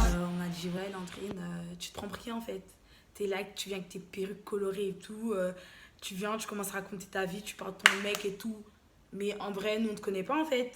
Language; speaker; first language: French; early bilingual, other home language; Lingala